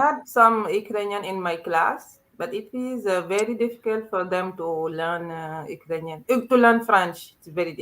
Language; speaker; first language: English; non-native, learner; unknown